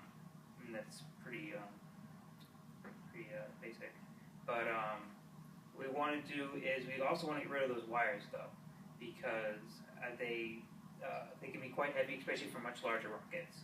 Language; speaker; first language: English; native; English